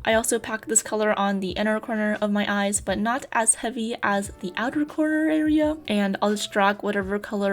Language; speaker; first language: English; native; English